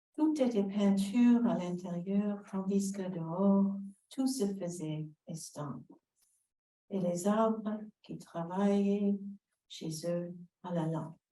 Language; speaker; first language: French; non-native, fluent; English